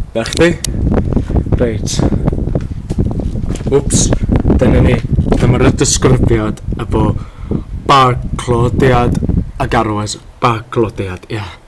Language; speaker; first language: Welsh; native; Welsh